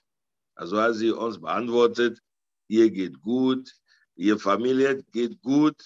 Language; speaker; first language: German; non-native, learner; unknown